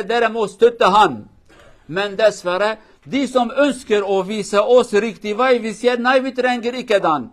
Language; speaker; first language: Norwegian; non-native, fluent; Kurdish